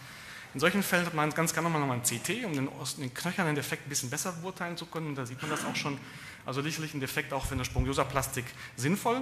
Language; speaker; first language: German; native; German